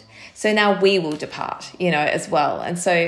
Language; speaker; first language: English; native; English